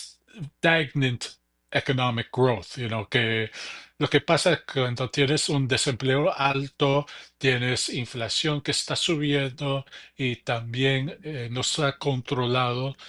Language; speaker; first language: Spanish; early bilingual, heritage; English